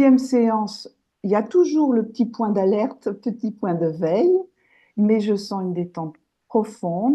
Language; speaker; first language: French; native; French